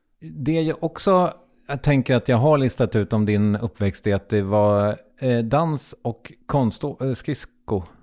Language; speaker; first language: Swedish; native; Swedish